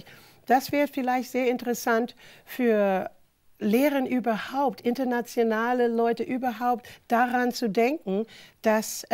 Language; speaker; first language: German; non-native, fluent; English